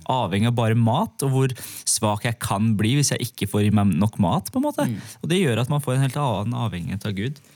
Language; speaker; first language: Norwegian; early bilingual, other home language; Persian